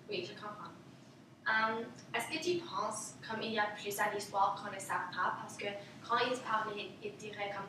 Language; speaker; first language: French; non-native, local second language; English